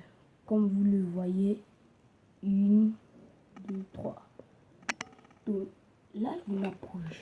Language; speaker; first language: French; native; French